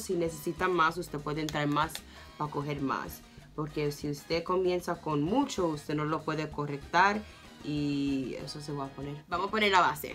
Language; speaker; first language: Spanish; early bilingual, heritage; English